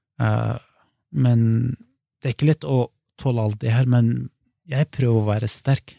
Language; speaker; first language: Norwegian; non-native, fluent; Kurdish